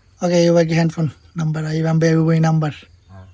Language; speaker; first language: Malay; non-native, learner; Bangla